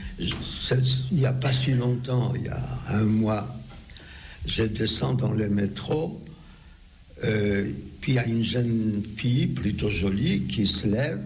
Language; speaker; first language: French; non-native, fluent; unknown